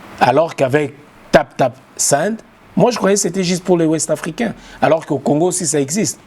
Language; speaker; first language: French; non-native, local second language; Lingala